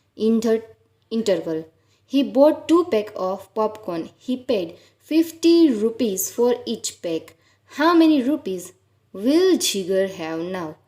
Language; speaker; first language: English; non-native, local second language; Gujarati